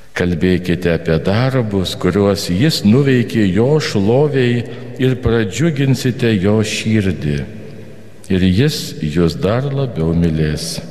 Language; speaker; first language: Lithuanian; native; Lithuanian